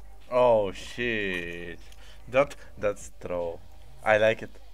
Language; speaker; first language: English; non-native, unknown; Bulgarian